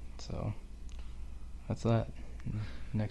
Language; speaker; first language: English; native; English